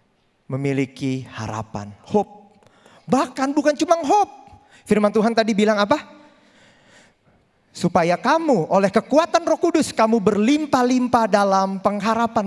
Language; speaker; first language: Indonesian; native; Indonesian